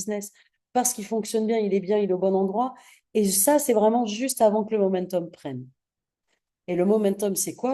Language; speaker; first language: French; native; French